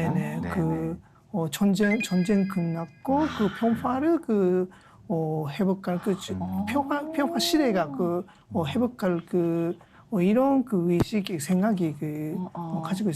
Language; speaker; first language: Korean; non-native, learner; Japanese